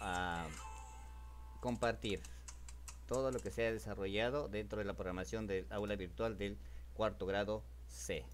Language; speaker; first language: Spanish; native; Spanish